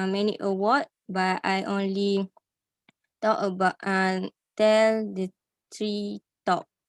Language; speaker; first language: English; non-native, learner; Malay